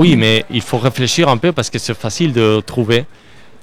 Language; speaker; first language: French; non-native, learner; Spanish